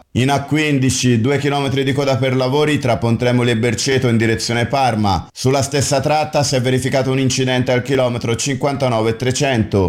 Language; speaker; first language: Italian; native; Italian